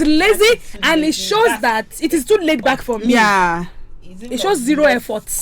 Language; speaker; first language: English; non-native, local second language; Yoruba